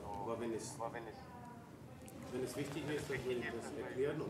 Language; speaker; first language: German; non-native, fluent; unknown